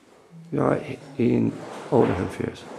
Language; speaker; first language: Danish; non-native, learner; English